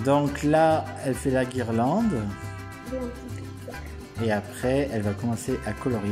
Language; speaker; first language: French; native; French